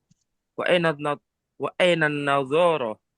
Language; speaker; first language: Arabic; non-native, learner; Indonesian